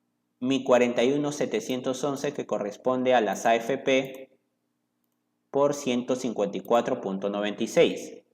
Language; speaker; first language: Spanish; native; Spanish